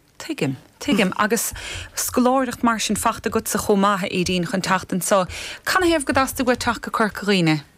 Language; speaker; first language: Irish; native; Irish